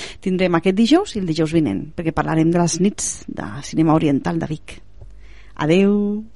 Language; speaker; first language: Catalan; native; Catalan